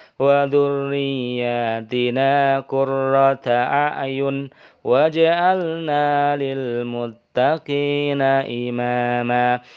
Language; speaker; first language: Arabic; non-native, fluent; Indonesian